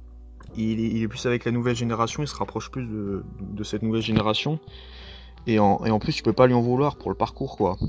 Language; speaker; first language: French; native; French